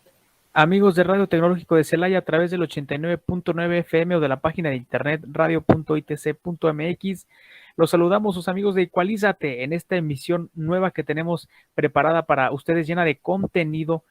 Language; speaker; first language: Spanish; native; Spanish